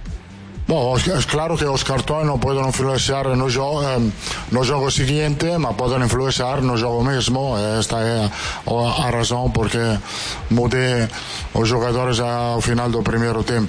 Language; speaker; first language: Portuguese; non-native, fluent; Italian